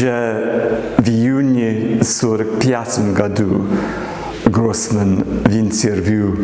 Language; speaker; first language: Russian; non-native, fluent; English